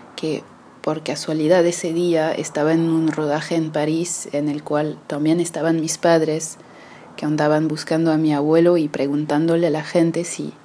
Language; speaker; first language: Spanish; early bilingual, other home language; French